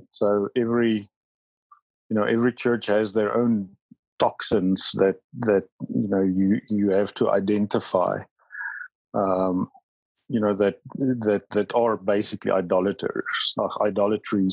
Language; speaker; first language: English; non-native, local second language; Afrikaans